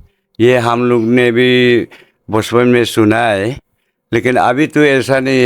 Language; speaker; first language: Hindi; non-native, local second language; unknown